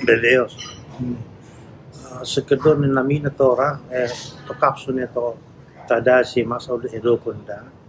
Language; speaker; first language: Greek; non-native, learner; Indonesian